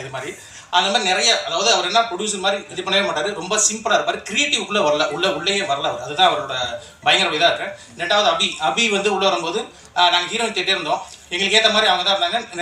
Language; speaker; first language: Tamil; native; Tamil